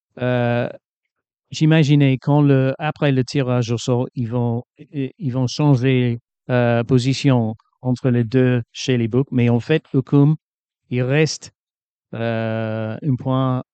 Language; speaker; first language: French; non-native, fluent; English